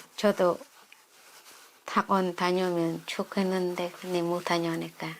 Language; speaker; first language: Korean; non-native, learner; Khmer